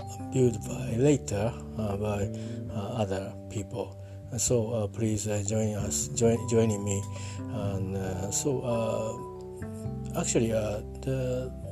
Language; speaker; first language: English; non-native, learner; Japanese